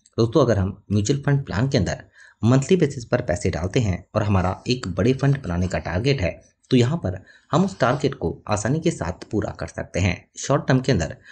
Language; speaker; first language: Hindi; native; Hindi